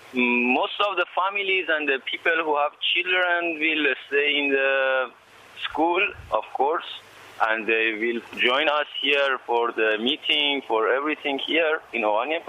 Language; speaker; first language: English; non-native, learner; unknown